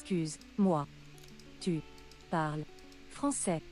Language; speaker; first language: French; non-native, learner; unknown